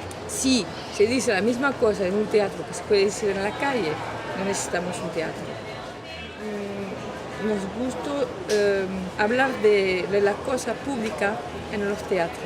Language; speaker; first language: Spanish; non-native, learner; French